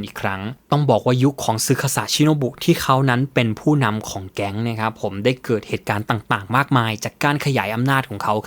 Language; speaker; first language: Thai; native; Thai